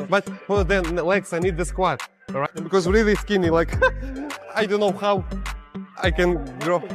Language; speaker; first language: English; non-native, learner; Russian